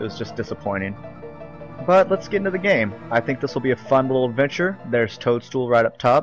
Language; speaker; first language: English; native; English